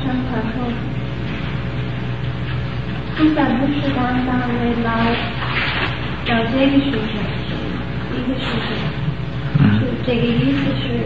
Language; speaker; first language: Chinese; non-native, learner; English